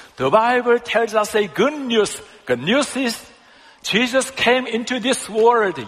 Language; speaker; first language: English; non-native, fluent; Korean